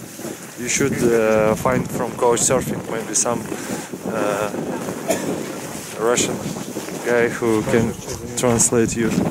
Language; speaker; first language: English; non-native, learner; Russian